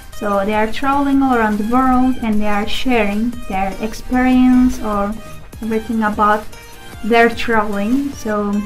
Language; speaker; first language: English; non-native, learner; Turkish